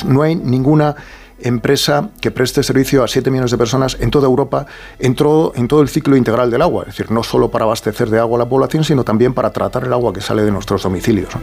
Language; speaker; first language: Spanish; native; Spanish